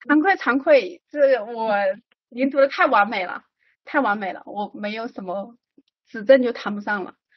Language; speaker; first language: Chinese; native; Chinese